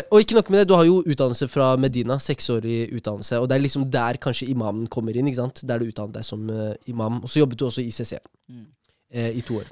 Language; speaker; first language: Norwegian; early bilingual, other home language; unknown